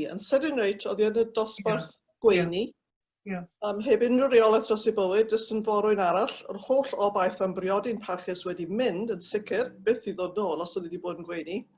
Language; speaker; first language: Welsh; native; Welsh